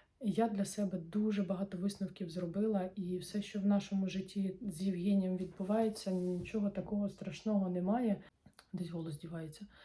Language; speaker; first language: Ukrainian; non-native, local second language; Russian